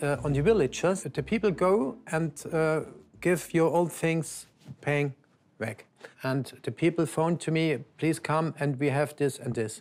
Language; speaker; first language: English; non-native, learner; German